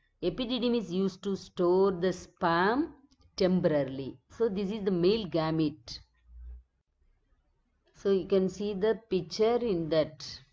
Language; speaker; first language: English; non-native, local second language; Tamil